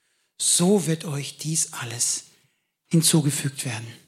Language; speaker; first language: German; native; German